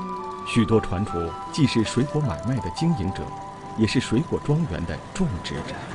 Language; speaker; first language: Chinese; native; Chinese